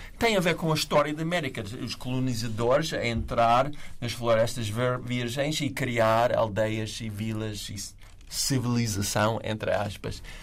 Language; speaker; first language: Portuguese; non-native, fluent; English